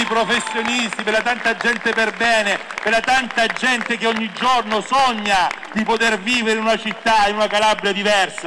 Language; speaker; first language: Italian; native; Italian